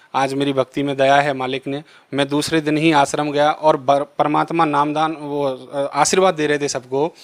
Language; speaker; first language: Hindi; native; Hindi